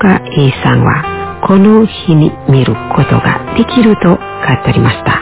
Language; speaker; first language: Japanese; non-native, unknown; Indonesian